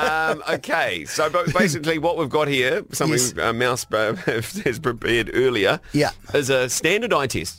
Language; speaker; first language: English; native; English